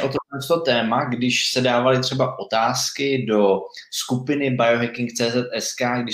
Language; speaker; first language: Czech; native; Czech